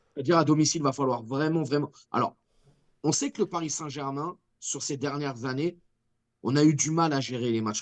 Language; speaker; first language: French; native; French